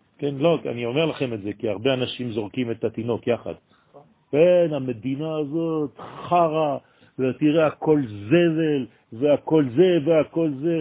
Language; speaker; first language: Hebrew; non-native, fluent; French